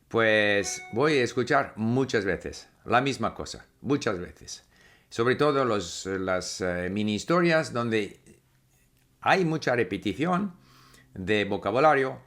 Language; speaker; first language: Spanish; non-native, fluent; English